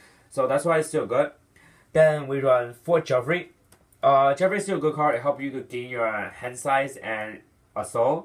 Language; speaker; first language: English; non-native, fluent; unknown